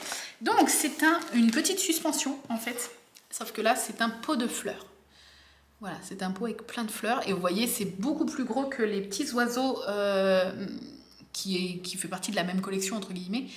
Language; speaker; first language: French; native; French